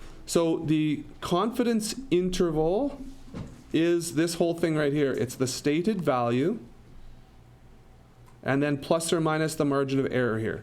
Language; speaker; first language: English; native; English